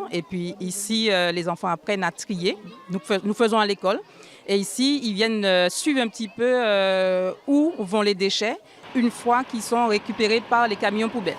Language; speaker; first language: French; native; French